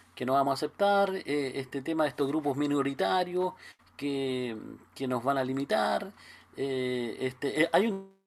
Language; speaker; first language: Spanish; native; Spanish